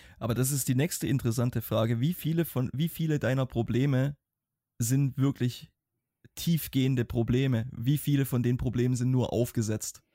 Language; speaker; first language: German; native; German